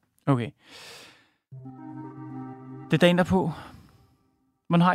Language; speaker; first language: Danish; native; Danish